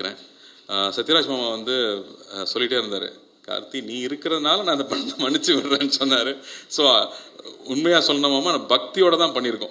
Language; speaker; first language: Tamil; native; Tamil